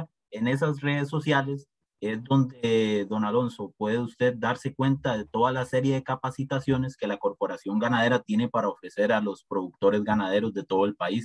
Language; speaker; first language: Spanish; native; Spanish